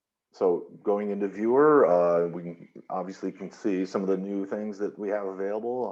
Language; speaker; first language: English; native; English